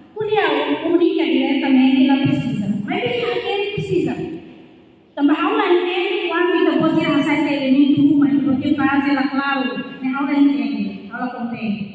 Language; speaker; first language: Portuguese; non-native, learner; Tetum